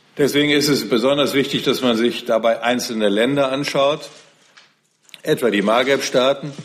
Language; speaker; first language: German; native; German